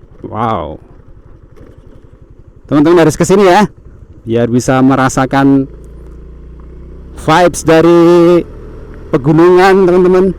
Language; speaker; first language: Indonesian; non-native, local second language; Javanese